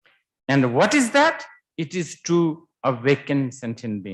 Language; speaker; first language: English; non-native, fluent; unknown